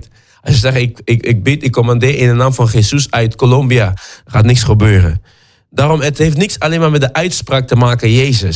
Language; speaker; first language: Dutch; non-native, fluent; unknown